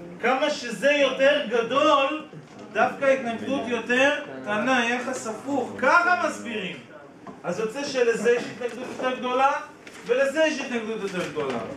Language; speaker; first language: Hebrew; native; Hebrew